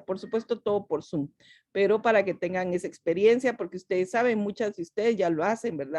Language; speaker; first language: Spanish; native; Spanish